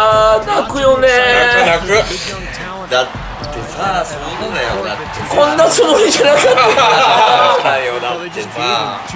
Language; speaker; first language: Japanese; native; Japanese